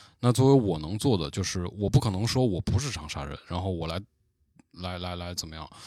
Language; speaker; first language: Chinese; native; Chinese